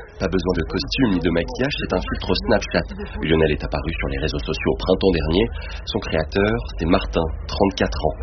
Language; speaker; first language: French; native; French